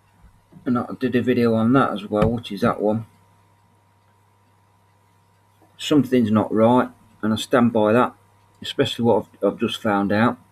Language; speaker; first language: English; native; English